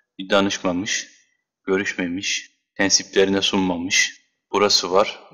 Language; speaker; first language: Turkish; native; Turkish